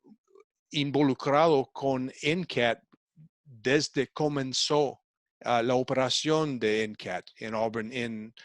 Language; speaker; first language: Spanish; non-native, fluent; English